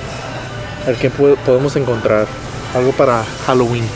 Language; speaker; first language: Spanish; early bilingual, other home language; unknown